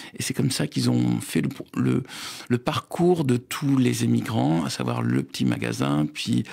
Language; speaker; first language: French; native; French